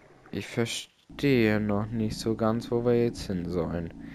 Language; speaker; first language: German; native; German